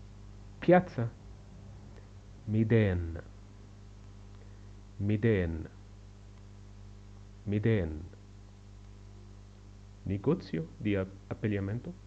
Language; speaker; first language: Italian; non-native, learner; Arabic